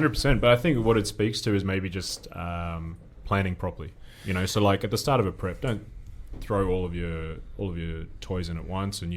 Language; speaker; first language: English; native; English